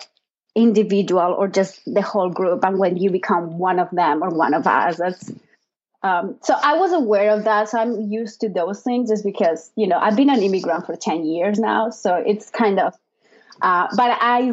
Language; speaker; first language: English; non-native, fluent; Spanish